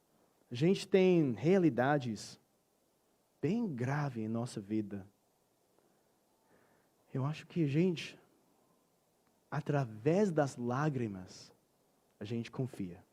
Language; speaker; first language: Portuguese; non-native, fluent; English